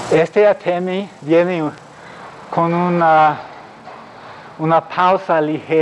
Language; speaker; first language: Spanish; non-native, fluent; English